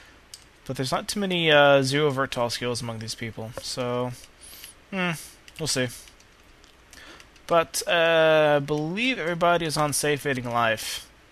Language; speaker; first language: English; native; English